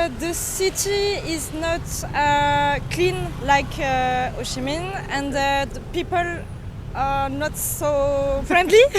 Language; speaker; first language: English; early bilingual, heritage; French